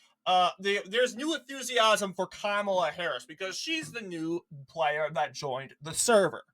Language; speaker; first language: English; native; English